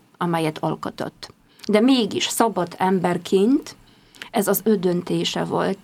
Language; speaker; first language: Hungarian; non-native, fluent; Polish